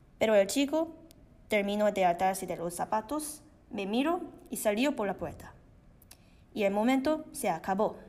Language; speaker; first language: Spanish; non-native, learner; Korean